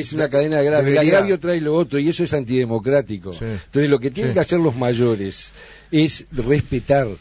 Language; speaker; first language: Spanish; native; Spanish